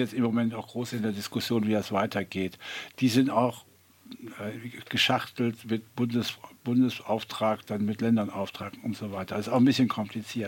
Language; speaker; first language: German; native; German